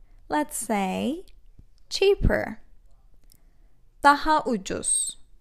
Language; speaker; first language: English; non-native, fluent; Turkish